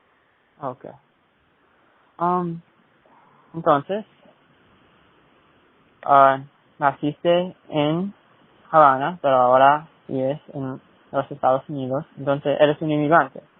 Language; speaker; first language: Spanish; early bilingual, heritage; Spanish